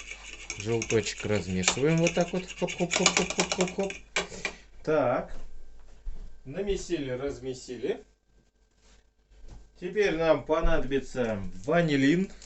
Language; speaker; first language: Russian; native; Russian